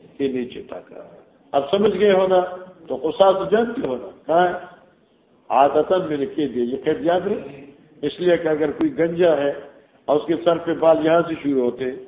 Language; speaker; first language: Urdu; non-native, local second language; Northern Hindko